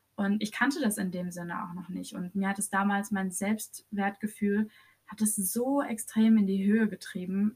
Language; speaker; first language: German; early bilingual, other home language; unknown